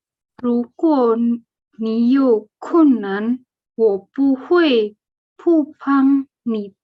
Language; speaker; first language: Chinese; non-native, learner; Indonesian